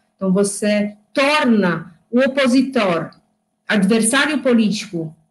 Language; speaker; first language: Portuguese; non-native, fluent; Polish